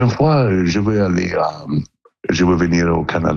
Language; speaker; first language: French; non-native, learner; Italian